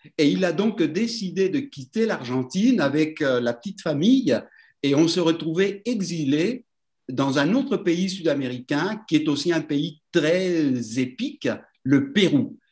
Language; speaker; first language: French; non-native, fluent; Spanish